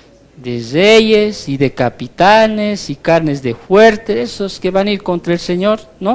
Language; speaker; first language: Spanish; native; Spanish